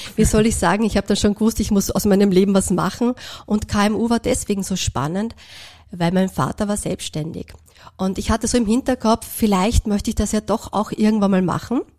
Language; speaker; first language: German; native; German